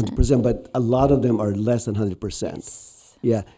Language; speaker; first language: English; non-native, local second language; Filipino